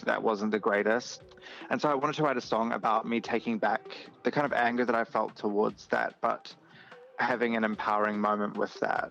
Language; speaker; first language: English; native; English